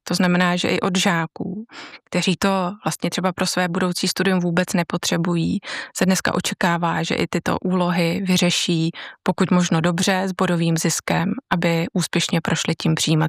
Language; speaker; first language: Czech; native; Czech